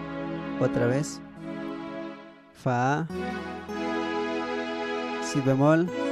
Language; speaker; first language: Spanish; native; Spanish